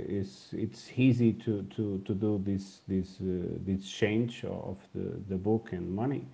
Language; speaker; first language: English; non-native, learner; Portuguese